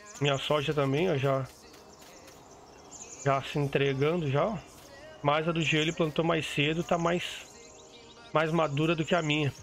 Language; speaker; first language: Portuguese; native; Portuguese